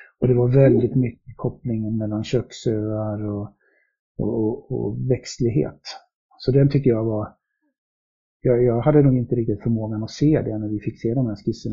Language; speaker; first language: Swedish; native; Swedish